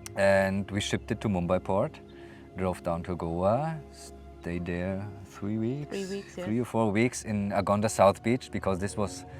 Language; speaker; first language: English; non-native, fluent; German